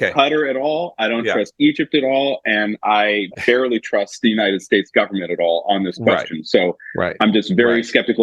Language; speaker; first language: English; native; English